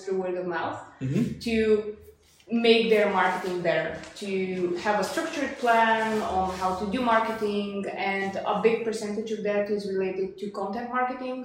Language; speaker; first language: English; non-native, fluent; Bulgarian